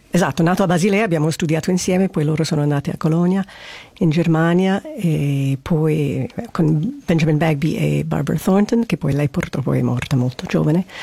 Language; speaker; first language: Italian; non-native, fluent; English